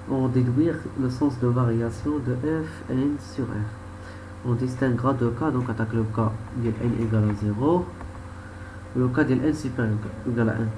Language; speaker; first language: French; non-native, local second language; Arabic